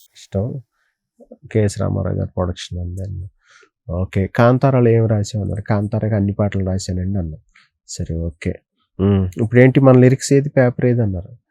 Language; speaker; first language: Telugu; native; Telugu